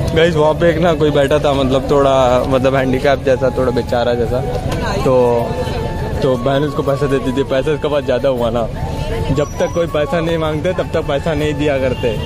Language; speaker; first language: Hindi; non-native, local second language; Bangla